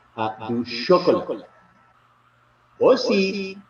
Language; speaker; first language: French; non-native, learner; Spanish